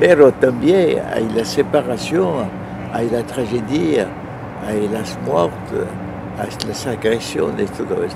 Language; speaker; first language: Spanish; non-native, fluent; French